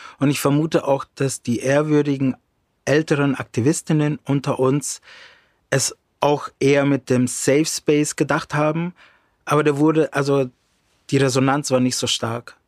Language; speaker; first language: German; early bilingual, other home language; Romany